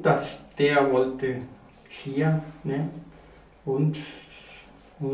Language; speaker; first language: German; non-native, learner; Spanish